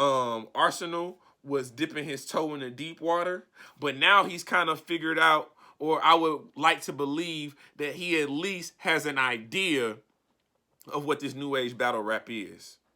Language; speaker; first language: English; native; English